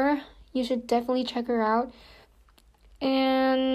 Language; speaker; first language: English; non-native, fluent; Korean